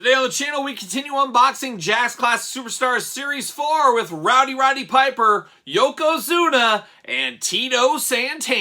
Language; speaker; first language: English; native; English